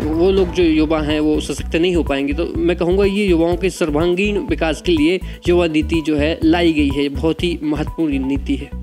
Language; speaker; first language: Hindi; native; Hindi